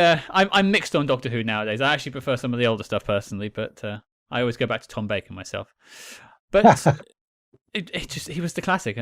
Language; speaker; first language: English; native; English